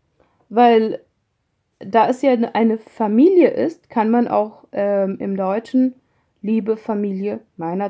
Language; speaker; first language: German; non-native, fluent; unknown